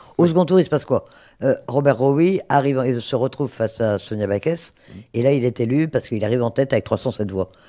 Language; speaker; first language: French; native; French